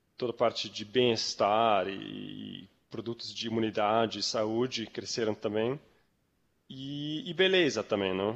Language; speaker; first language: Portuguese; non-native, fluent; German